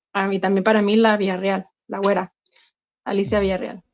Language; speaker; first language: Spanish; native; Spanish